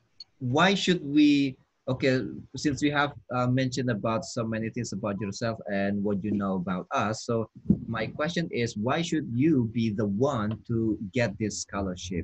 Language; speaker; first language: English; non-native, fluent; Indonesian